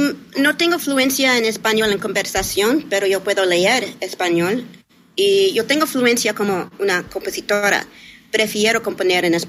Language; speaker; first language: Spanish; non-native, learner; English